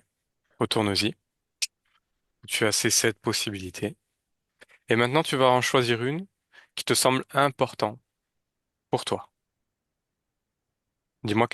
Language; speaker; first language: French; native; French